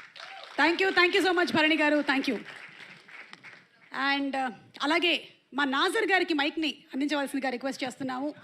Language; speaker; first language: Telugu; native; Telugu